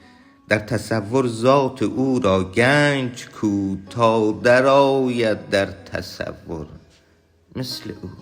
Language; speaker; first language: Persian; native; Persian